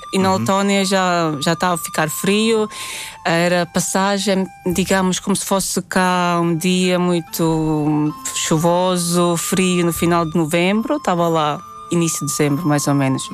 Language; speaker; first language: Portuguese; non-native, fluent; Latvian